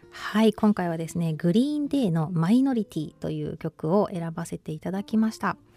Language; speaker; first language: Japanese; native; Japanese